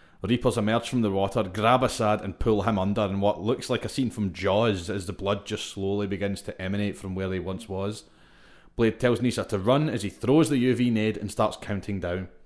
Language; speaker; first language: English; native; English